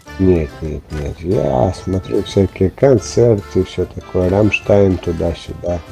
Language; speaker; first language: Russian; native; Russian